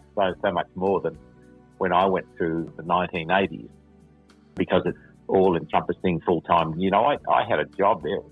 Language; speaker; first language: English; native; English